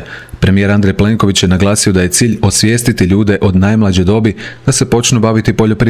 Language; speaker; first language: Croatian; native; Croatian